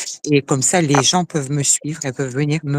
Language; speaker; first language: French; native; French